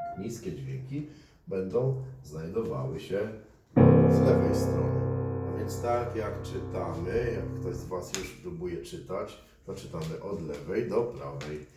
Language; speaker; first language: Polish; native; Polish